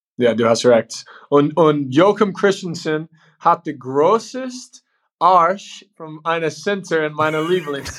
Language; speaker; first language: German; non-native, learner; English